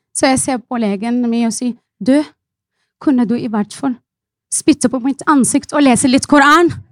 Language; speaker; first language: Norwegian; non-native, fluent; Arabic